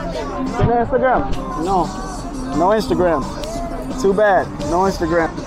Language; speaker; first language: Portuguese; non-native, learner; English